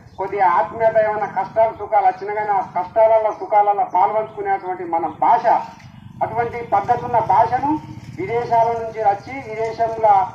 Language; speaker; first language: Telugu; native; Telugu